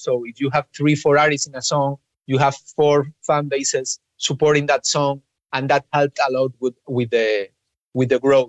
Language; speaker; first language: English; non-native, fluent; Spanish